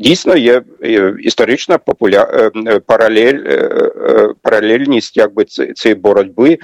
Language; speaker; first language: Ukrainian; non-native, fluent; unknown